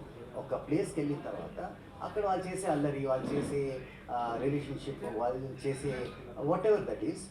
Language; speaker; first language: Telugu; native; Telugu